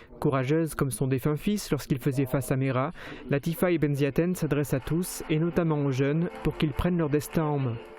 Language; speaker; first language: French; native; French